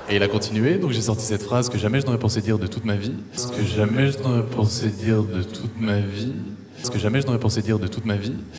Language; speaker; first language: French; native; French